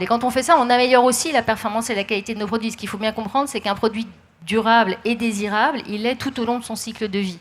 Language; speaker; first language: French; native; French